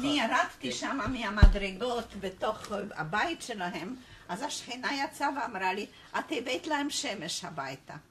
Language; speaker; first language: Hebrew; non-native, fluent; Polish